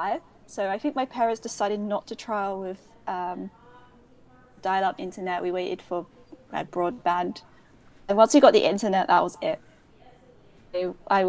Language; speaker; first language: English; native; English